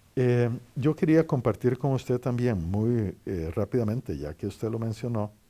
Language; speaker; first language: Spanish; native; Spanish